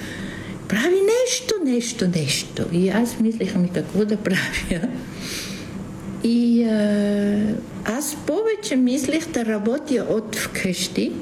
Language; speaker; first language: Bulgarian; non-native, fluent; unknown